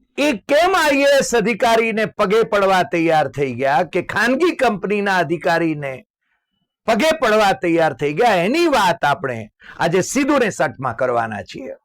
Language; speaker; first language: Gujarati; native; Gujarati